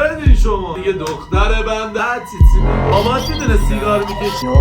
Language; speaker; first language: Persian; non-native, local second language; Azerbaijani